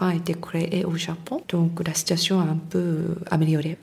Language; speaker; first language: French; non-native, fluent; Japanese